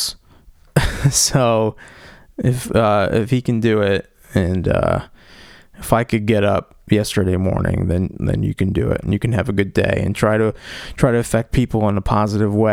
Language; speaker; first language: English; native; English